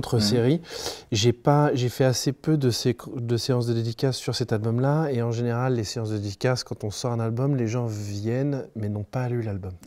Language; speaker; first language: French; native; French